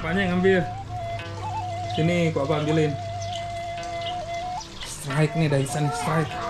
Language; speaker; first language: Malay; non-native, local second language; Sundanese